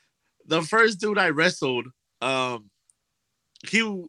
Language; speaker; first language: English; native; English